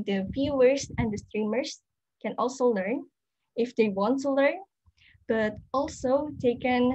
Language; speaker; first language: English; non-native, fluent; Indonesian